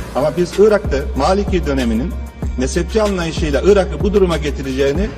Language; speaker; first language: Turkish; native; Turkish